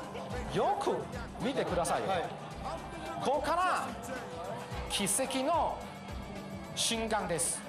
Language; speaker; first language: Japanese; non-native, fluent; Chinese